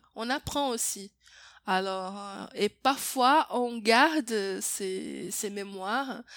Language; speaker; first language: French; non-native, fluent; Portuguese